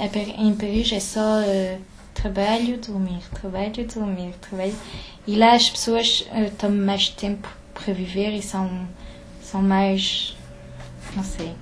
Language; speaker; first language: Portuguese; early bilingual, heritage; French